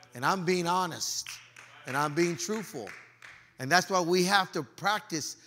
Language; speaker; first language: English; early bilingual, other home language; Spanish